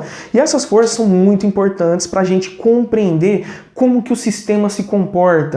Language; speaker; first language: Portuguese; native; Portuguese